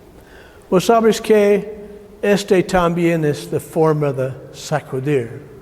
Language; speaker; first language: Spanish; non-native, learner; English